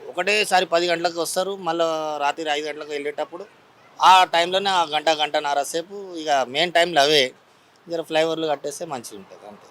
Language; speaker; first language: Telugu; native; Telugu